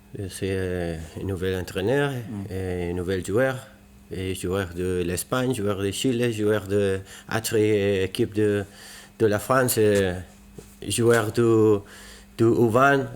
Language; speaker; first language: French; non-native, learner; Spanish